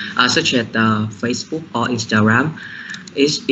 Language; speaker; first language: English; non-native, learner; Vietnamese